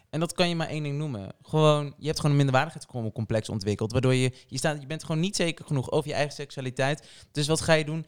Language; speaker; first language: Dutch; early bilingual, other home language; Portuguese